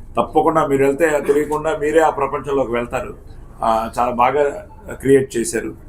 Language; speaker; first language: Telugu; native; Telugu